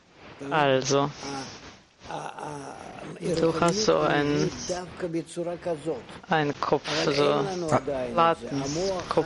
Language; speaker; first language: German; non-native, fluent; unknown